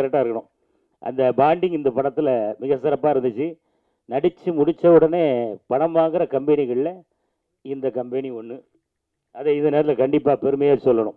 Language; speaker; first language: Tamil; native; Tamil